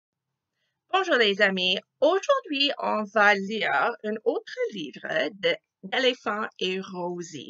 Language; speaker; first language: French; non-native, fluent; English